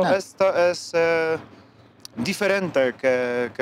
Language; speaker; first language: Spanish; non-native, learner; Polish